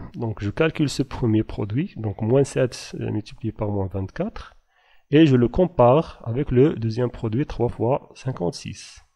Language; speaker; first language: French; non-native, local second language; Arabic